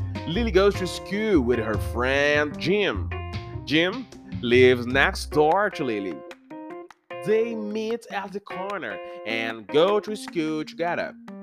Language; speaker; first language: English; non-native, fluent; Portuguese